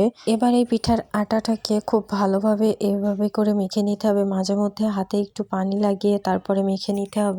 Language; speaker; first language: Bangla; native; Bangla